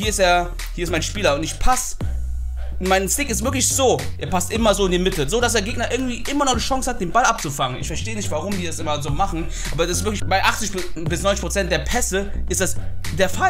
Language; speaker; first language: German; native; German